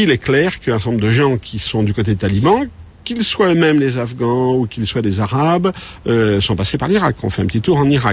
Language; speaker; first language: French; native; French